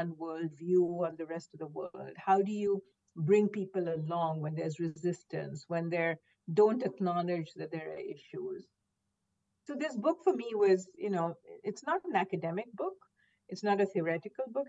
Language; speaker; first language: English; non-native, local second language; Hindi